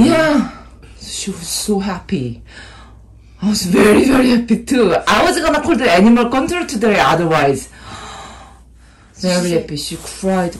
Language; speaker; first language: English; non-native, learner; Korean